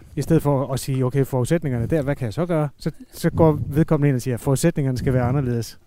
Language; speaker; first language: Danish; native; Danish